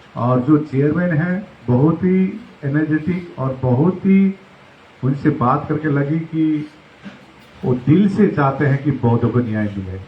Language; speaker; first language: Hindi; non-native, local second language; Marathi